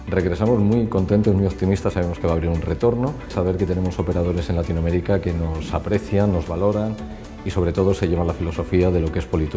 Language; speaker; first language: Spanish; native; Spanish